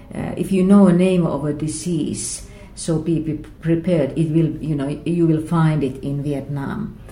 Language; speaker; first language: English; non-native, fluent; Finnish